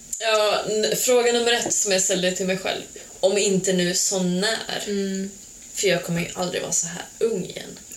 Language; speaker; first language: Swedish; early bilingual, other home language; Hungarian